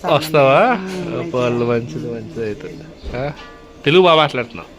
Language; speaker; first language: Telugu; native; Telugu